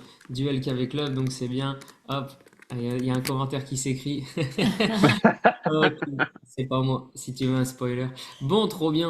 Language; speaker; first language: French; native; French